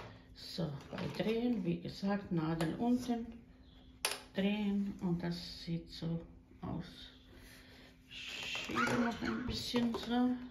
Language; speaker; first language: German; non-native, learner; Croatian